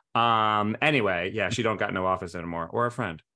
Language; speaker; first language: English; native; English